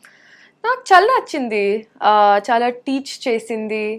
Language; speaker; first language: Telugu; non-native, learner; Hindi